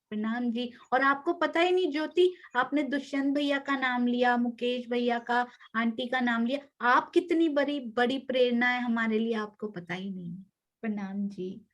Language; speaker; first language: Hindi; native; Hindi